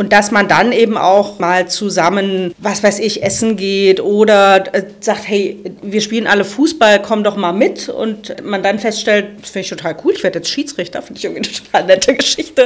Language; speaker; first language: German; native; German